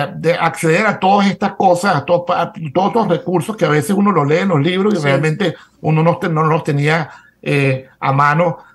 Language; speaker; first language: Spanish; native; Spanish